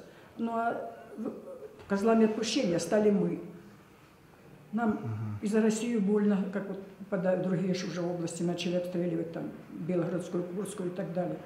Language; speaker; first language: Russian; native; Russian